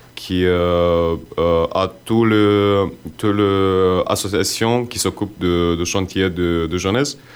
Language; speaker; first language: French; non-native, fluent; Romanian